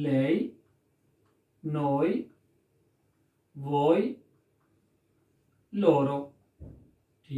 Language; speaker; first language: Italian; non-native, learner; Urdu